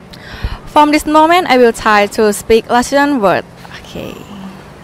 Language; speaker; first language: English; non-native, learner; Thai